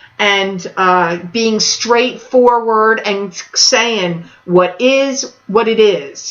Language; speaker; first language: English; native; English